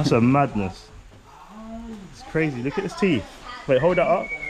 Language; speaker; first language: English; native; English